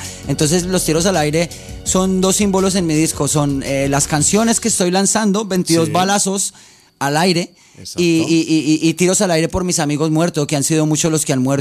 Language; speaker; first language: Spanish; native; Spanish